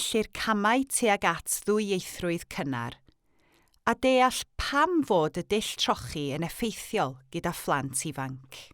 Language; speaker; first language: Welsh; native; Welsh